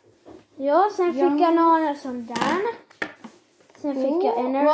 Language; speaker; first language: Swedish; early bilingual, other home language; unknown